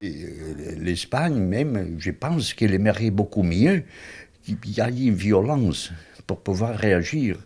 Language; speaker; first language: French; non-native, fluent; Catalan